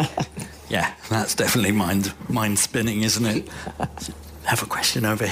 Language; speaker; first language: English; native; English